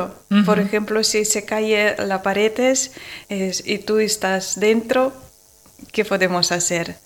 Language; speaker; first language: Spanish; non-native, learner; Ukrainian